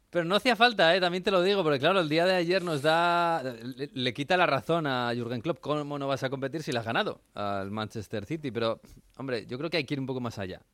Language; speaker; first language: Spanish; native; Spanish